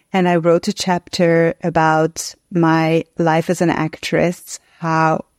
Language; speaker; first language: English; non-native, fluent; Hungarian